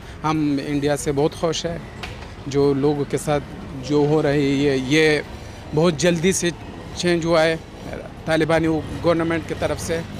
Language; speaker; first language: Hindi; non-native, fluent; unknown